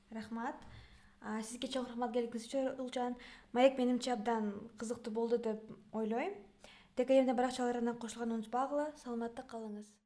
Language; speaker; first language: Kyrgyz; native; Kyrgyz